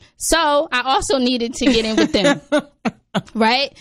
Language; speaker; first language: English; native; English